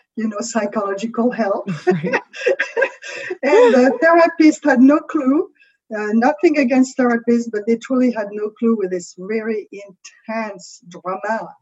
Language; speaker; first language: English; non-native, fluent; French